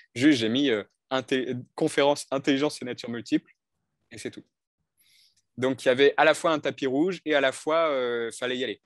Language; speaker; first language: French; native; French